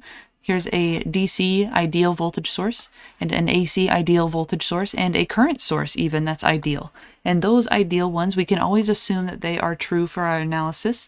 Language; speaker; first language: English; native; English